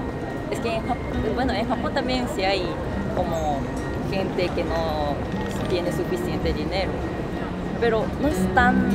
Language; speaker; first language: Spanish; non-native, fluent; Japanese